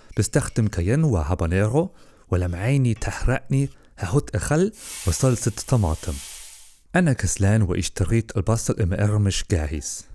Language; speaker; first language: Egyptian Arabic; non-native, learner; German